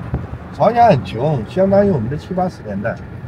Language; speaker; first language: Chinese; native; Chinese